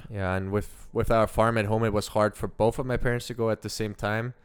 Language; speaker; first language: English; early bilingual, other home language; German